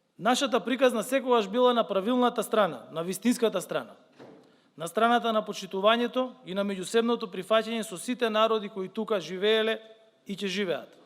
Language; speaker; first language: Macedonian; native; Macedonian